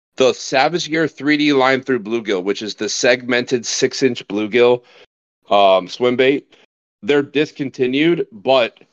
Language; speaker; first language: English; native; English